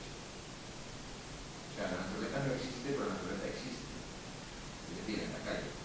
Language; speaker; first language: Spanish; native; Spanish